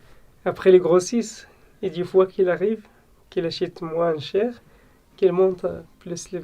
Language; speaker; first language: French; non-native, learner; Arabic